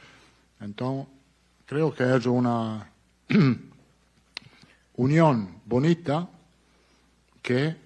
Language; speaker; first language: Portuguese; non-native, fluent; Italian